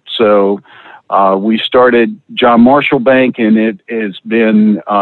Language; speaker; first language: English; native; English